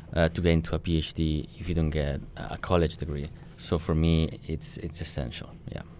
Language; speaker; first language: English; non-native, fluent; Italian